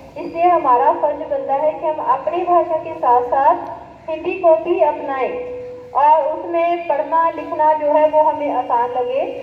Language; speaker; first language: Hindi; non-native, local second language; Punjabi